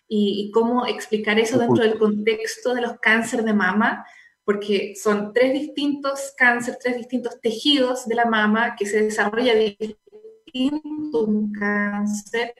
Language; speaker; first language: Spanish; native; Spanish